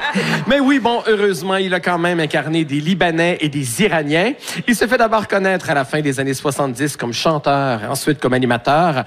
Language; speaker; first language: French; native; French